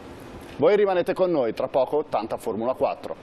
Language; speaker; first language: Italian; native; Italian